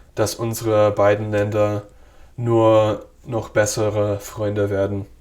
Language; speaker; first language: German; non-native, fluent; English